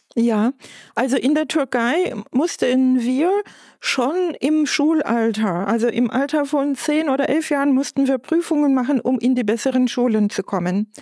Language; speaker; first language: German; non-native, fluent; Turkish